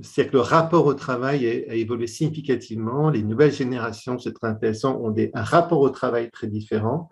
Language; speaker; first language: French; native; French